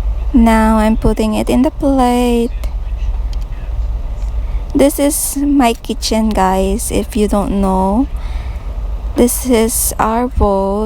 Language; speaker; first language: English; non-native, local second language; Filipino